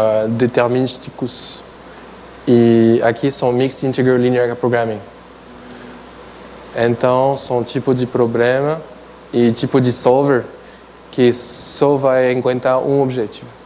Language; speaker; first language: Portuguese; non-native, fluent; French